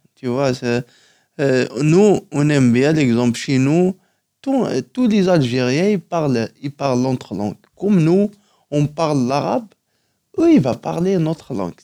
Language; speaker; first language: French; non-native, local second language; Kabyle